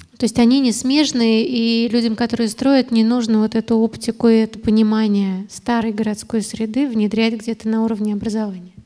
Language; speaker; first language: Russian; native; Russian